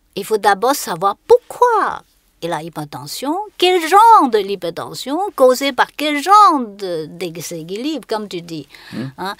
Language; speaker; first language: French; non-native, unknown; Chinese